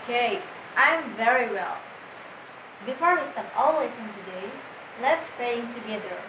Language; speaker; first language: English; non-native, learner; Indonesian